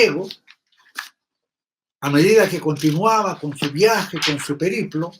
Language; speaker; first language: Spanish; native; Spanish